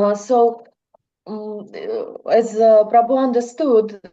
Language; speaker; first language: English; non-native, fluent; Russian